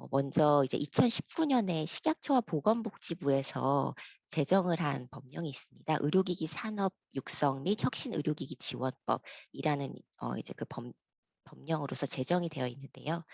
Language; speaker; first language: Korean; native; Korean